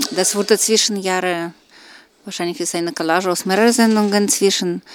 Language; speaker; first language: German; non-native, fluent; Russian